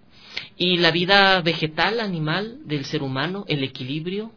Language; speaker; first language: Spanish; native; Spanish